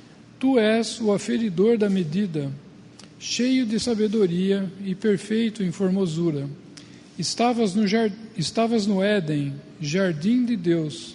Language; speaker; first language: Portuguese; native; Portuguese